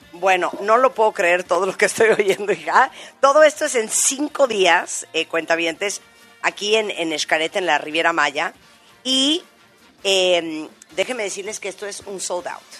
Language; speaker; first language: Spanish; native; Spanish